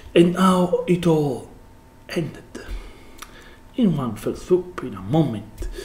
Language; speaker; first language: English; non-native, learner; Italian